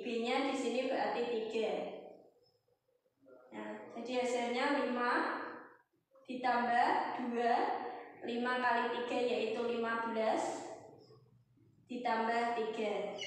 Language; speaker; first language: Indonesian; native; Indonesian